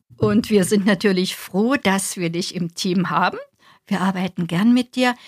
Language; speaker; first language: German; native; German